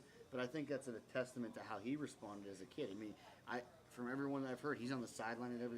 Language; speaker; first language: English; native; English